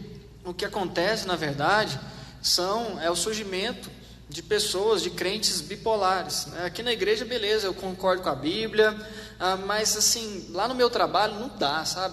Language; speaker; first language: Portuguese; native; Portuguese